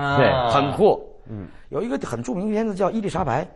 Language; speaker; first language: Chinese; native; Chinese